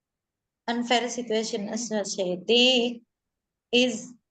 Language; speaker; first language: English; non-native, learner; Indonesian